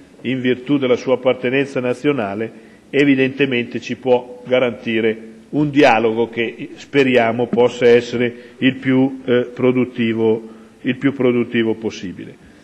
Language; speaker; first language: Italian; native; Italian